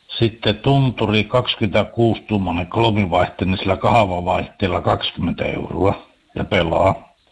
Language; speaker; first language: Finnish; native; Finnish